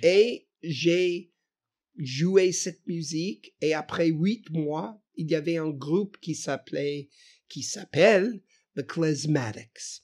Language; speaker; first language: French; non-native, fluent; English